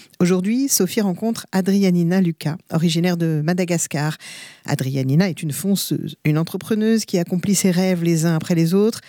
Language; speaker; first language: French; native; French